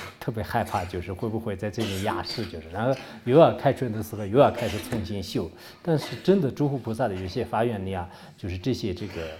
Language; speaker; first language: Chinese; non-native, local second language; Tibetan